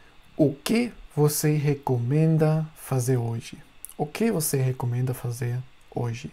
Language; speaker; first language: Portuguese; non-native, fluent; German